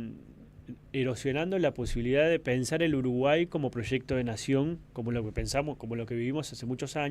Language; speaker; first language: Spanish; native; Spanish